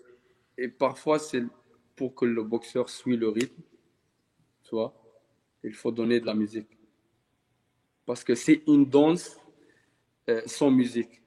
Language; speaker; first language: French; non-native, local second language; Arabic